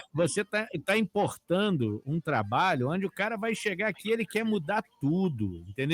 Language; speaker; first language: Portuguese; native; Portuguese